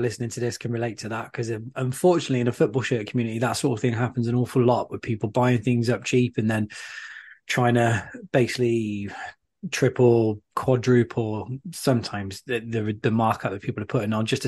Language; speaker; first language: English; native; English